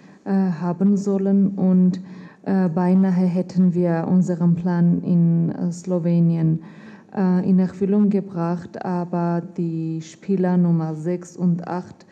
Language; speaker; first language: German; non-native, fluent; Armenian